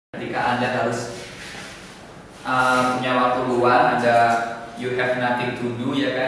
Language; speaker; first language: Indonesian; native; Indonesian